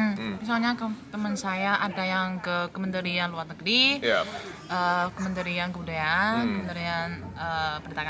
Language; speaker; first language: Indonesian; non-native, fluent; Chinese